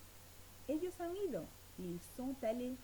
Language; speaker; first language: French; non-native, fluent; Spanish